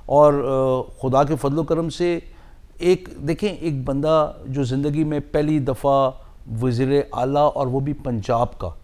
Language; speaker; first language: Urdu; non-native, local second language; Punjabi